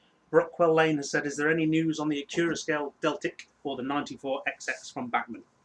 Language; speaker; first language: English; native; English